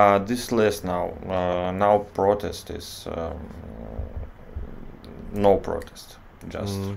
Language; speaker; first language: English; non-native, learner; Russian